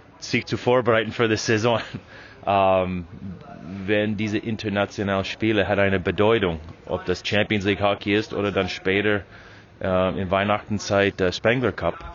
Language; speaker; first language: German; non-native, learner; English